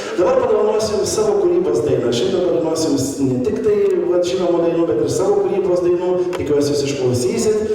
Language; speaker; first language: Lithuanian; native; Lithuanian